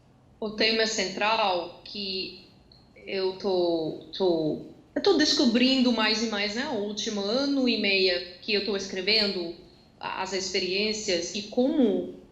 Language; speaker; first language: Portuguese; non-native, fluent; Dutch